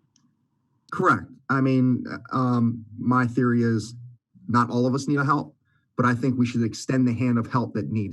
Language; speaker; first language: English; native; English